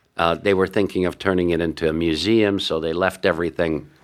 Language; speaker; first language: English; early bilingual, other home language; Hungarian